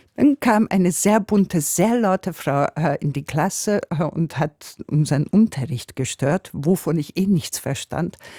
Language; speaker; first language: German; non-native, fluent; Hungarian